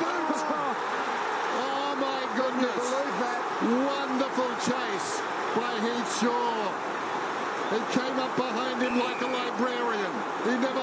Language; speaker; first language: English; native; English